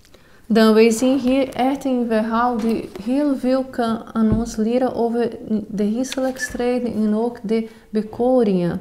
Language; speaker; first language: Dutch; non-native, fluent; Portuguese